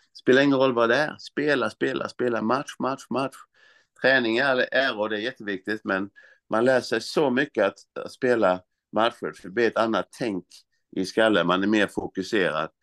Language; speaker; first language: Swedish; native; Swedish